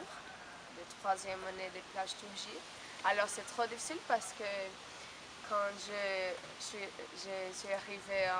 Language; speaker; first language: French; non-native, learner; Portuguese